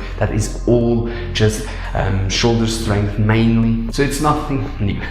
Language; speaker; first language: English; non-native, fluent; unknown